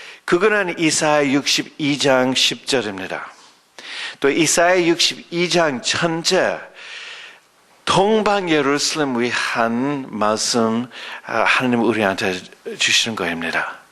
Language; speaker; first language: Korean; early bilingual, other home language; English